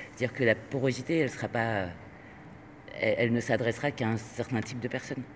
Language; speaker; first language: French; non-native, fluent; Spanish